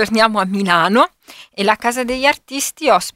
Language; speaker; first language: Italian; native; Italian